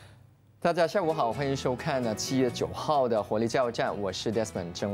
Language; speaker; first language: Chinese; native; Chinese